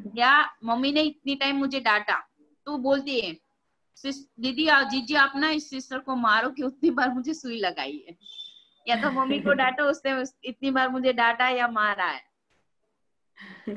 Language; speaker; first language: Hindi; non-native, local second language; Gujarati